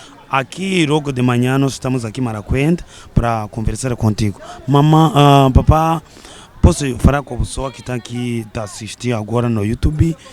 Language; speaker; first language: Portuguese; non-native, learner; Kinyarwanda